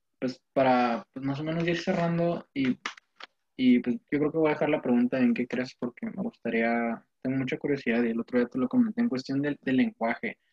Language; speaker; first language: Spanish; native; Spanish